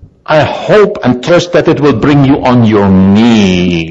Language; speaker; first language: English; native; English